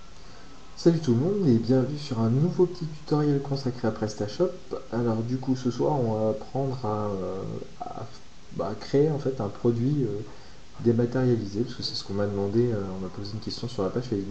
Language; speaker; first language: French; native; French